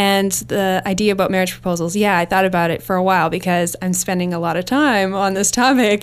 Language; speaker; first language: English; native; English